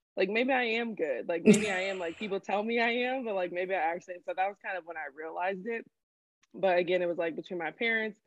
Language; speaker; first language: English; native; English